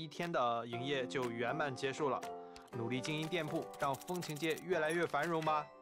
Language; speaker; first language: Chinese; native; Chinese